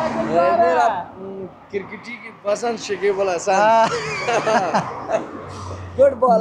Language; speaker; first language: Hindi; non-native, learner; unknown